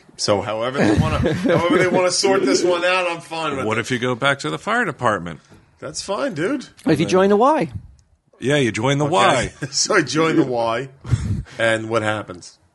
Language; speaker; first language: English; native; English